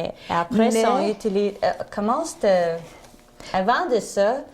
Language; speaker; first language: French; non-native, learner; English